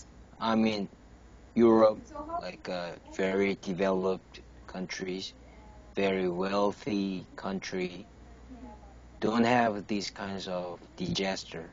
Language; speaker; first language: English; non-native, learner; Korean